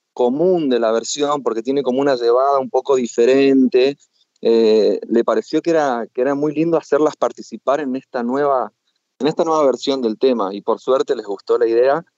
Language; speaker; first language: Spanish; native; Spanish